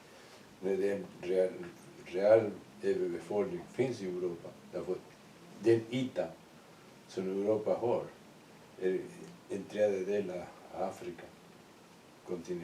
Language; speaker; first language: Swedish; non-native, learner; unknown